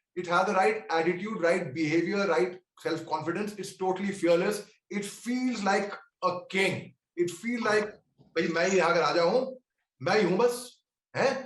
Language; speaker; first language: Hindi; native; Hindi